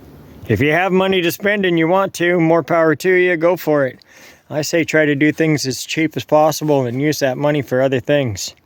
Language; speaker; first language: English; native; English